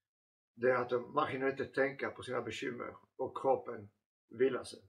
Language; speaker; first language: Swedish; non-native, fluent; French